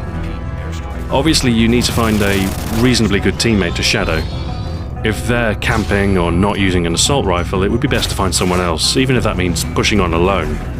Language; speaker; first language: English; native; English